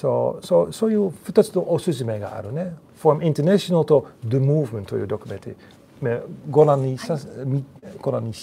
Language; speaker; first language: Japanese; non-native, learner; Dutch